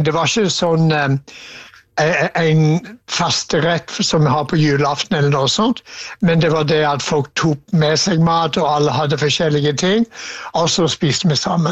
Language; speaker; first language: Norwegian; non-native, fluent; English